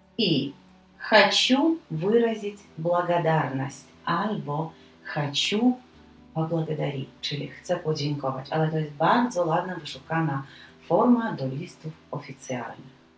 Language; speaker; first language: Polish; non-native, fluent; Ukrainian